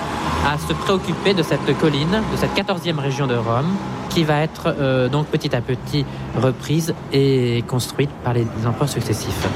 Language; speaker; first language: French; native; French